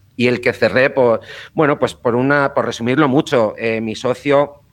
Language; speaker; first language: Spanish; native; Spanish